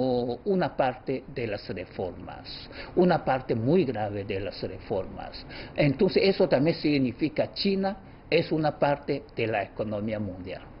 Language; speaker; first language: Spanish; non-native, fluent; Chinese